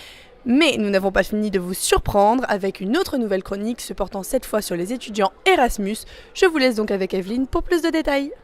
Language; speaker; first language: French; native; French